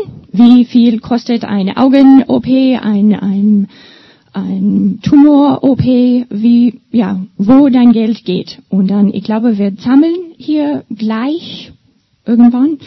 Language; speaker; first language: German; non-native, learner; English